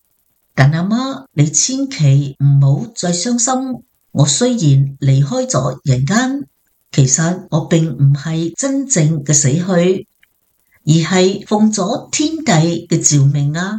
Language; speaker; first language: Chinese; native; Chinese